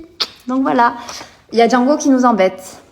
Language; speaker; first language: French; native; French